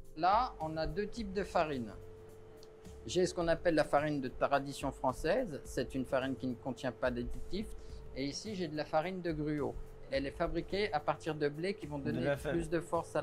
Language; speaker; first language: French; native; French